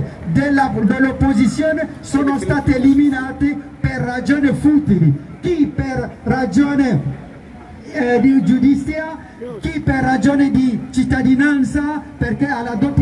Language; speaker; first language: Italian; non-native, fluent; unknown